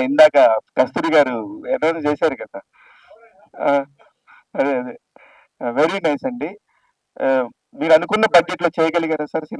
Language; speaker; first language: Telugu; native; Telugu